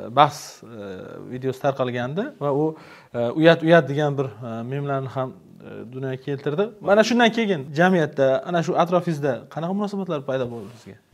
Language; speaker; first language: Uzbek; native; Uzbek